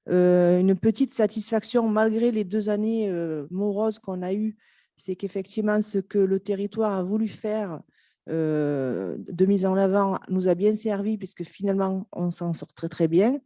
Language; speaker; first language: French; native; French